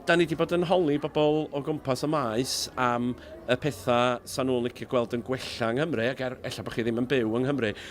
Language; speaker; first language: Welsh; native; Welsh